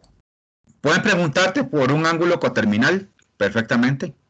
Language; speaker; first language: Spanish; native; Spanish